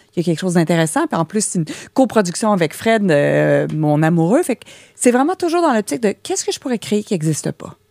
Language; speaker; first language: French; native; French